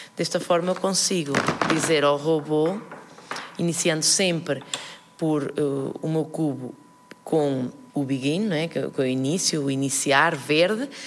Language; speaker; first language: Portuguese; early bilingual, heritage; Portuguese